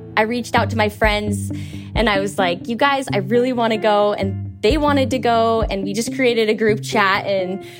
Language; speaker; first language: English; native; English